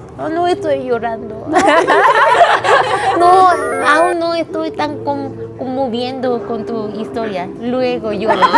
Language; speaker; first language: Spanish; non-native, learner; Korean